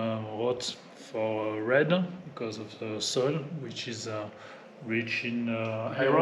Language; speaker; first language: English; non-native, fluent; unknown